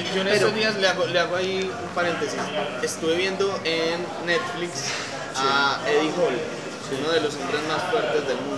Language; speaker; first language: Spanish; native; Spanish